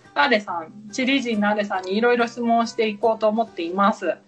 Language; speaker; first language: Japanese; native; Japanese